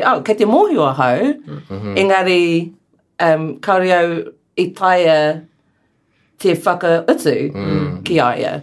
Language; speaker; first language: Māori; non-native, learner; English